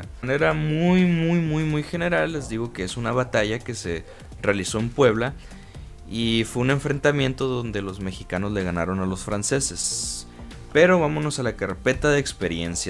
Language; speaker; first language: Spanish; native; Spanish